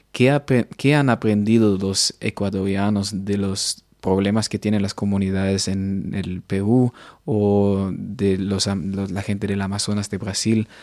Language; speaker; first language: Spanish; non-native, fluent; Portuguese